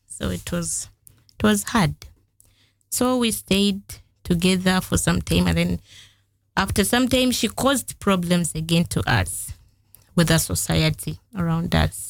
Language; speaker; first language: English; non-native, local second language; Ganda